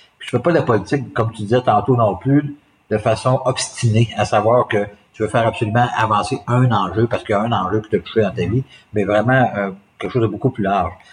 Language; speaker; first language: French; native; French